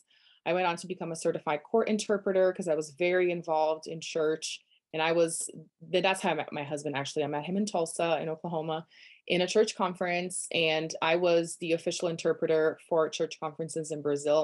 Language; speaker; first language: English; non-native, fluent; Portuguese